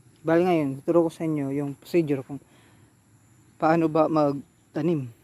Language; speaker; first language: Filipino; non-native, local second language; Waray